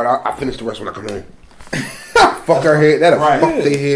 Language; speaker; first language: English; native; English